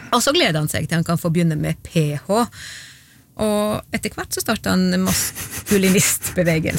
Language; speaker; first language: Norwegian; native; Norwegian